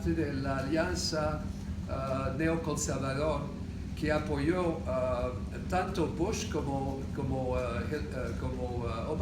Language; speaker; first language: Spanish; non-native, fluent; English